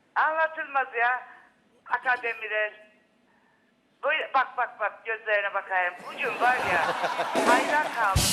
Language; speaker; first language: Turkish; native; Turkish